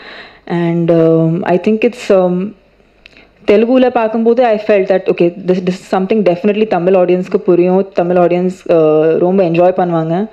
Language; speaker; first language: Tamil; non-native, fluent; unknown